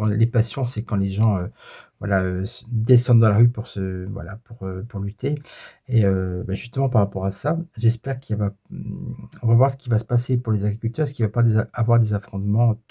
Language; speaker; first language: French; native; French